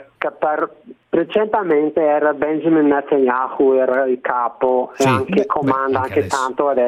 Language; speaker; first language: Italian; non-native, learner; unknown